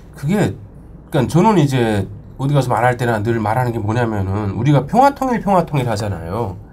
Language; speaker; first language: Korean; native; Korean